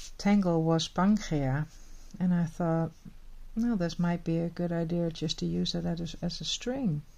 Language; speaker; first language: English; non-native, fluent; Dutch